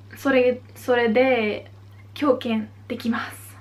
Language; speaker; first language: Japanese; non-native, fluent; Dutch